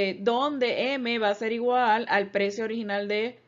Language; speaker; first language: Spanish; native; Spanish